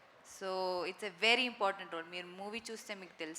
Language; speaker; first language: Telugu; non-native, fluent; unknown